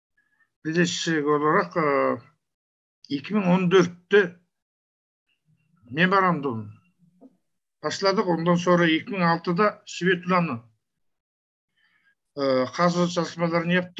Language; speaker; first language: Turkish; non-native, learner; Kazakh